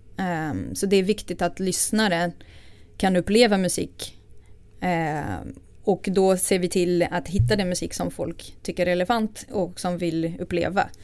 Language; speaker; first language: Swedish; non-native, fluent; Portuguese